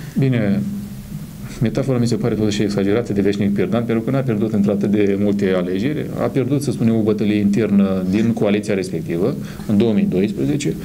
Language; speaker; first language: Romanian; native; Romanian